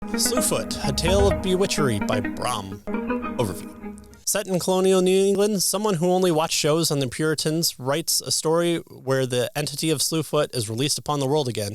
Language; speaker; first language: English; native; English